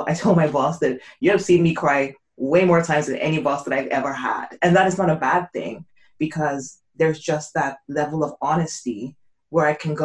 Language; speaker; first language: English; non-native, local second language; Yoruba